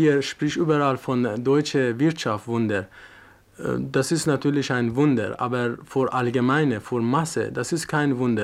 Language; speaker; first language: German; non-native, fluent; Persian